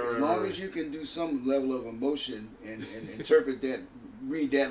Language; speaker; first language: English; native; English